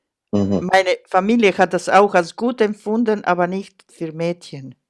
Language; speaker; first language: German; non-native, fluent; Croatian